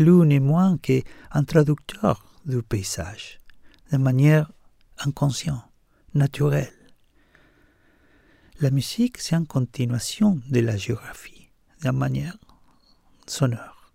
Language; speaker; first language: French; non-native, fluent; Spanish